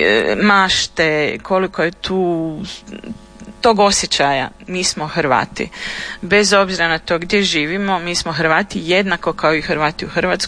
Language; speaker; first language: Serbian; native; Serbian